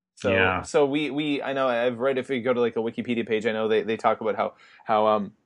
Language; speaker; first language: English; native; English